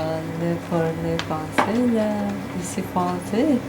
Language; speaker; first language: French; non-native, learner; Turkish